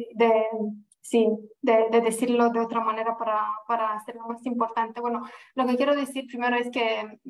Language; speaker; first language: Spanish; non-native, fluent; Romanian